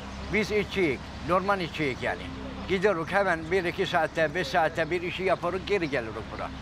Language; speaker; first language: Turkish; non-native, fluent; Arabic